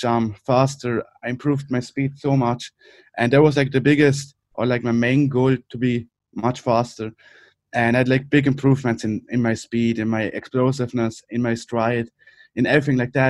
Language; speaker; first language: English; non-native, fluent; German